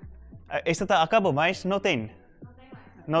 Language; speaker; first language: Portuguese; non-native, learner; Bangla